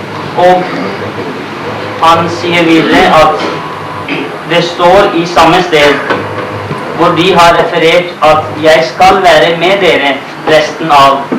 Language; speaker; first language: Norwegian; non-native, fluent; Urdu